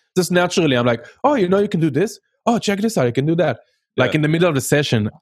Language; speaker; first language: English; non-native, fluent; Hebrew